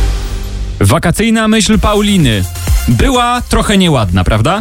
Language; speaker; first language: Polish; native; Polish